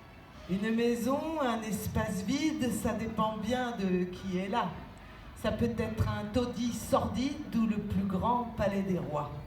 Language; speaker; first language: French; native; French